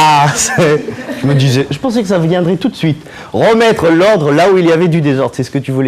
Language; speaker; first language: French; native; French